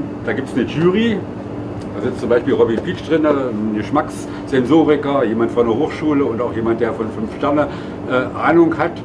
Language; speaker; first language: German; native; German